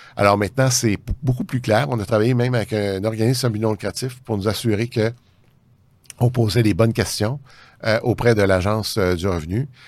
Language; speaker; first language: French; native; French